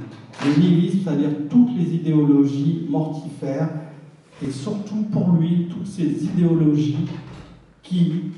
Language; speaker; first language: French; early bilingual, other home language; Arabic